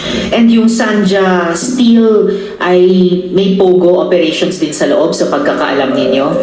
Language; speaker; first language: Filipino; native; Filipino